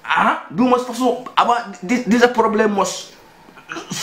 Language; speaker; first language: German; non-native, learner; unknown